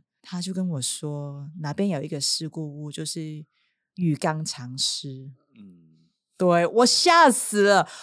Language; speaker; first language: Chinese; non-native, local second language; Cantonese